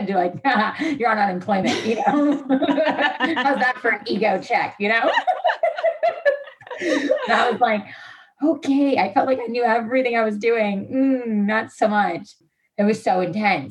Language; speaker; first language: English; native; English